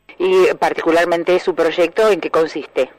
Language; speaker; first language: Spanish; native; Spanish